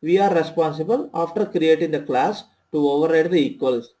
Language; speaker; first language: English; non-native, local second language; Telugu